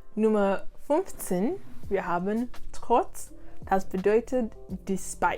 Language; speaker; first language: German; non-native, learner; English